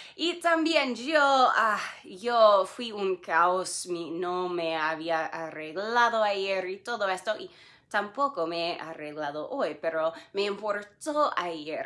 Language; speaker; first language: Spanish; non-native, fluent; English